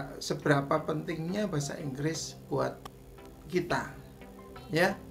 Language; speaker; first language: Indonesian; non-native, local second language; Javanese